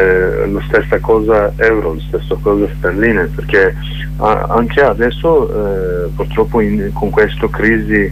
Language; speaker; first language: Italian; non-native, learner; Kurdish